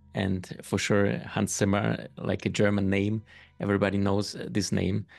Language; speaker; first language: English; non-native, fluent; German